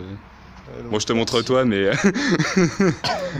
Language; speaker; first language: French; native; French